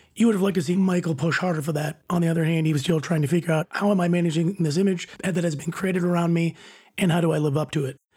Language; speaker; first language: English; native; English